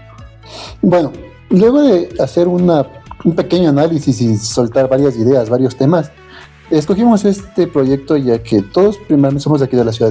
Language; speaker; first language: Spanish; native; Spanish